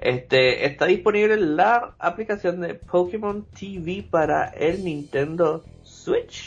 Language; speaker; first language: Spanish; native; Spanish